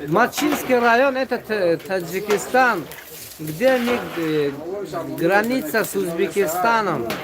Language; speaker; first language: Russian; non-native, local second language; Tajik